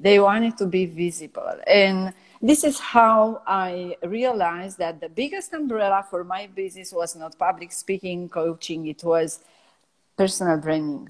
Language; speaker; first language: English; non-native, fluent; Romanian